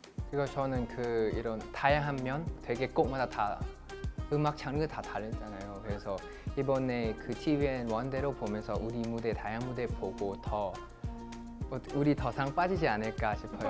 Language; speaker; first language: Korean; non-native, fluent; Thai